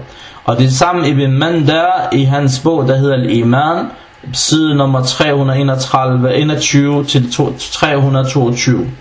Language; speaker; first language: Danish; non-native, fluent; Arabic